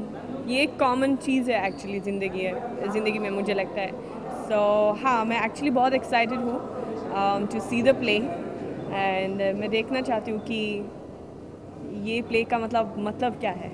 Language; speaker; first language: Hindi; non-native, fluent; Swedish